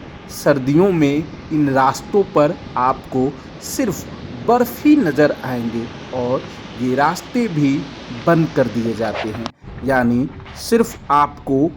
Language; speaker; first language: Hindi; native; Hindi